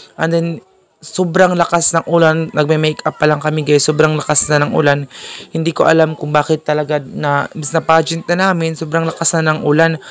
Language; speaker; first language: Filipino; non-native, local second language; Cebuano